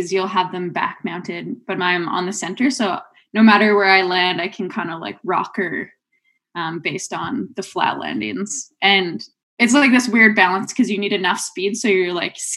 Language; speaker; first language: English; native; English